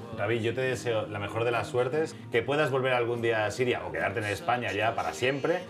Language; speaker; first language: Spanish; native; Spanish